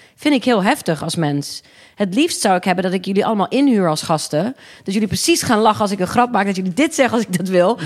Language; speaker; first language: Dutch; early bilingual, other home language; English